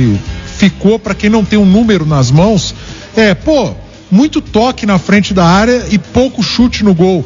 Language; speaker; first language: Portuguese; native; Portuguese